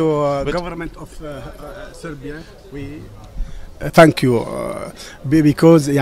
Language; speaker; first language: English; non-native, learner; Arabic